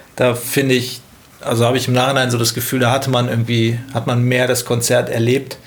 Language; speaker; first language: German; native; German